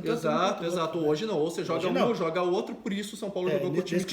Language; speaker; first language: Portuguese; native; Portuguese